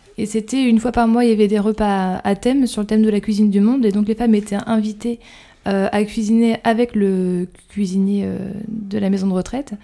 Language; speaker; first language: French; native; French